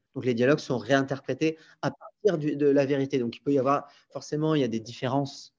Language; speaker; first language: French; native; French